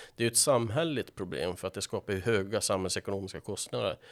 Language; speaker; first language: Swedish; native; Swedish